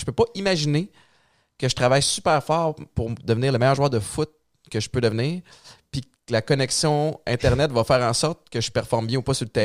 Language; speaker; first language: French; native; French